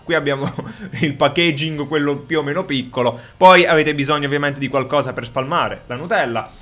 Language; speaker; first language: Italian; native; Italian